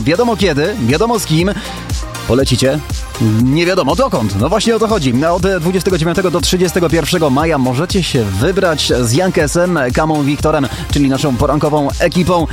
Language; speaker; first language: Polish; native; Polish